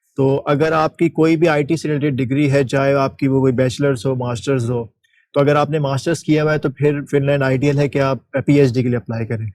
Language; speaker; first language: Urdu; native; Urdu